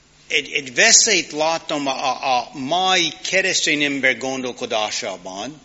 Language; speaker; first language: Hungarian; non-native, learner; English